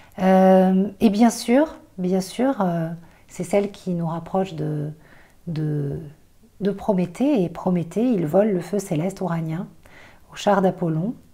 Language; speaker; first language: French; native; French